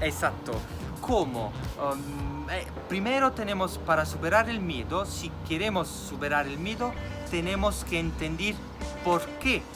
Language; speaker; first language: Spanish; non-native, fluent; Italian